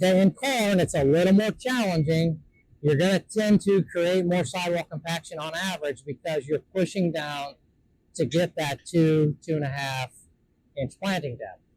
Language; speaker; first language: English; native; English